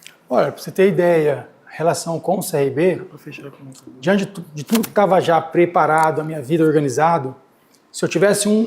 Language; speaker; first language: Portuguese; native; Portuguese